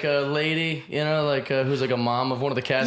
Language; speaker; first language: English; native; English